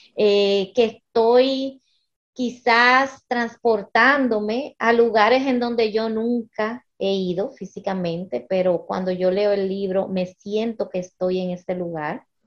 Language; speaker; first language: Spanish; early bilingual, heritage; Spanish